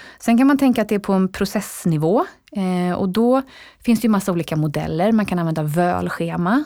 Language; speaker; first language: Swedish; native; Swedish